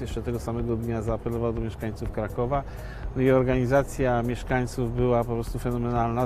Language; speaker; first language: Polish; native; Polish